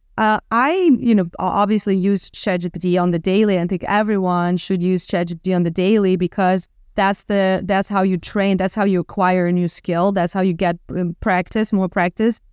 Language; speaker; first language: English; non-native, fluent; Russian